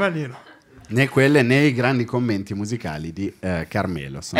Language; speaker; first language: Italian; native; Italian